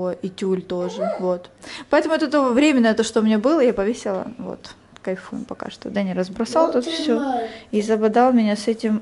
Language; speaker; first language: Russian; native; Russian